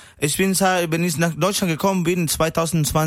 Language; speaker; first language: German; non-native, learner; Spanish